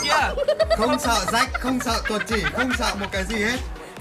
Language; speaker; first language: Vietnamese; native; Vietnamese